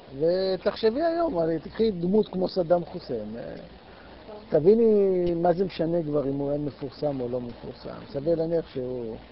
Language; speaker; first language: Hebrew; native; Hebrew